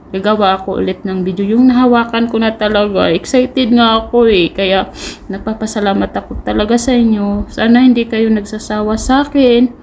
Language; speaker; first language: Filipino; non-native, local second language; Cebuano